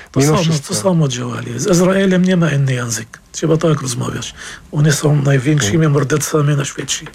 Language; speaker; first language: Polish; non-native, fluent; Arabic